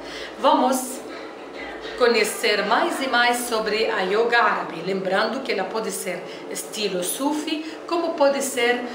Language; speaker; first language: Portuguese; non-native, fluent; Arabic